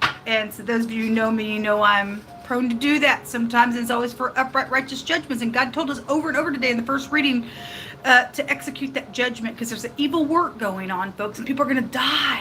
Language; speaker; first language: English; native; English